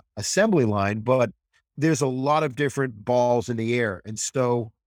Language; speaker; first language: English; native; English